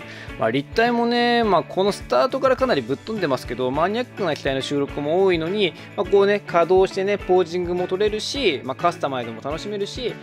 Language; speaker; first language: Japanese; native; Japanese